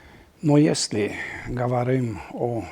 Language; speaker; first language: Russian; non-native, fluent; Hungarian